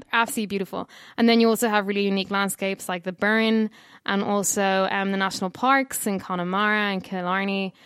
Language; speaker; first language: English; native; English